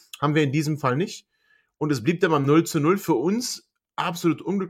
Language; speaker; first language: German; native; German